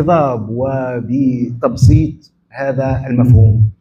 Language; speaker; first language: Arabic; native; Arabic